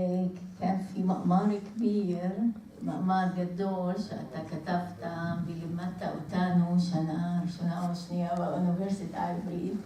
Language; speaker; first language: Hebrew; non-native, local second language; Arabic